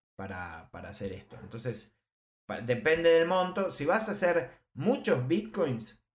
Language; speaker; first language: Spanish; native; Spanish